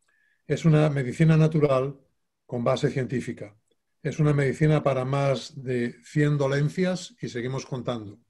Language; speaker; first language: Spanish; native; Spanish